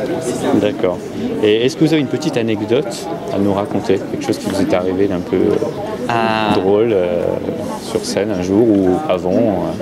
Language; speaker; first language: French; native; French